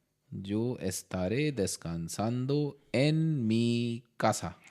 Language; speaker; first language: Spanish; non-native, learner; Hindi